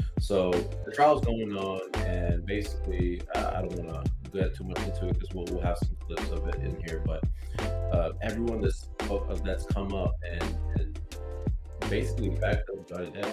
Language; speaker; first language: English; native; English